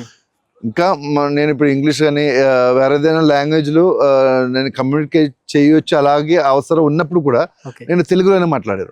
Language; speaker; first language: Telugu; non-native, local second language; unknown